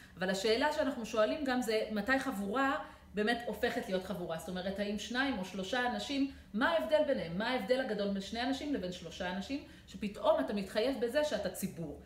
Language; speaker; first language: Hebrew; native; Hebrew